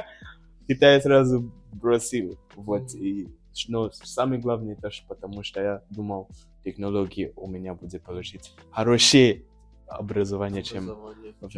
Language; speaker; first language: Russian; non-native, learner; Nyanja